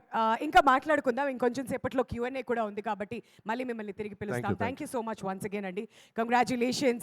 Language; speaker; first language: Telugu; native; Telugu